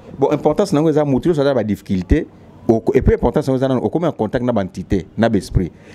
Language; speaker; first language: Lingala; non-native, local second language; Kituba (Democratic Republic of Congo)